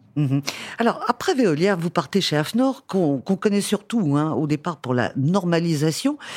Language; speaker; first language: French; native; French